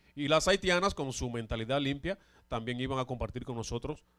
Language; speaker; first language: Spanish; native; Spanish